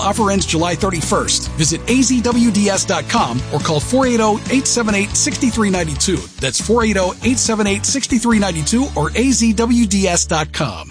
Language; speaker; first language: English; native; English